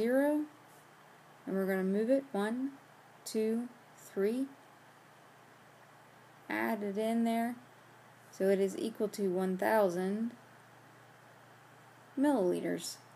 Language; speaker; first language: English; native; English